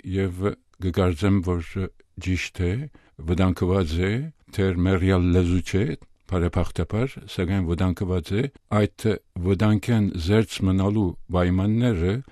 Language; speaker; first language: Armenian; early bilingual, heritage; Armenian